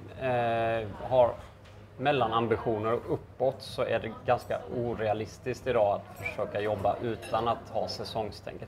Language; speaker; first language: Swedish; native; Swedish